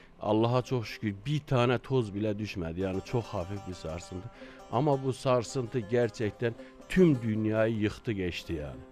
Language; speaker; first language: Turkish; native; Turkish